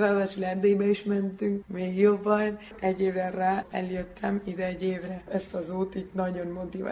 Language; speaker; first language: Hungarian; early bilingual, heritage; Hungarian